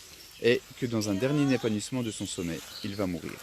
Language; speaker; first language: French; native; French